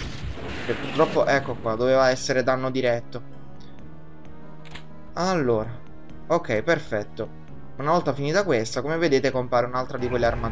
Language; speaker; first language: Italian; native; Italian